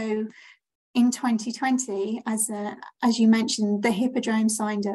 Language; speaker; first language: English; native; English